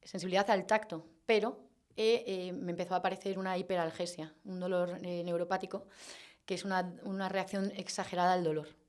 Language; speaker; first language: Spanish; native; Spanish